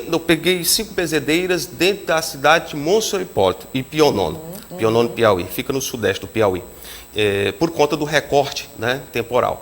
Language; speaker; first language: Portuguese; native; Portuguese